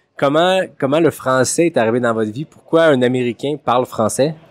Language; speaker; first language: French; native; French